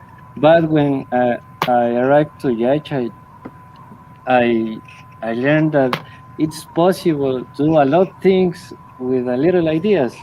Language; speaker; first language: English; non-native, learner; Spanish